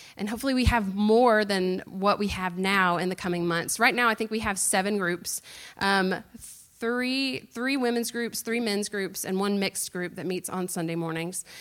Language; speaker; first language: English; native; English